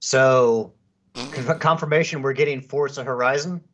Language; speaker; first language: English; native; English